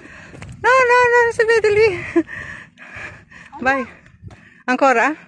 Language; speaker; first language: Italian; non-native, learner; Filipino